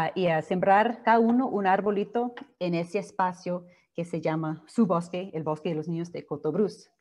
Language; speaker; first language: Spanish; non-native, fluent; English